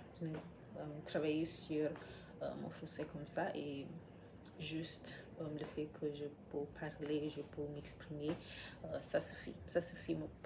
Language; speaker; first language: French; non-native, learner; English